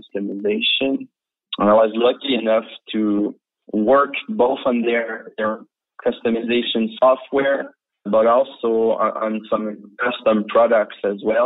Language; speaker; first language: English; native; English